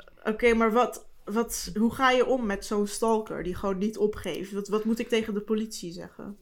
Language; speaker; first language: Dutch; early bilingual, other home language; Turkish